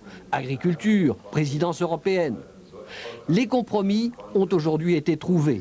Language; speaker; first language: French; native; French